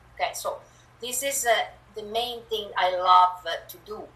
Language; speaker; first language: English; non-native, fluent; Italian